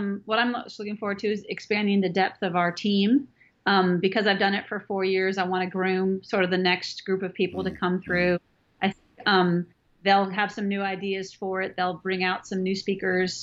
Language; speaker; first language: English; native; English